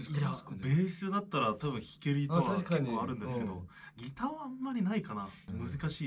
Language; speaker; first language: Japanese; non-native, fluent; Korean